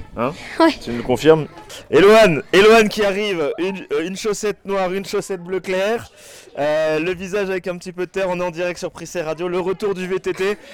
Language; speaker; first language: French; native; French